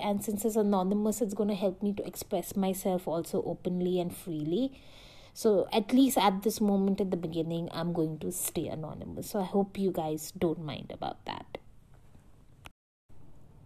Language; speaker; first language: English; non-native, local second language; Hindi